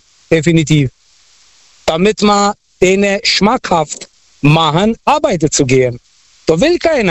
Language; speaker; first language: German; non-native, local second language; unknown